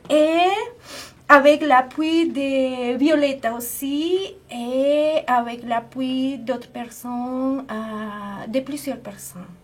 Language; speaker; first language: French; non-native, fluent; Spanish